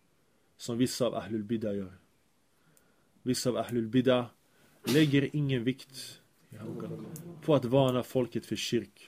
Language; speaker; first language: Swedish; early bilingual, other home language; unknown